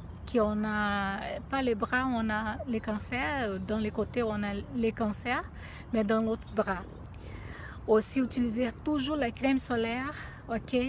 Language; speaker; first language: French; non-native, fluent; Portuguese